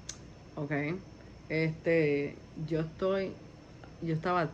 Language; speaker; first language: Spanish; early bilingual, heritage; Spanish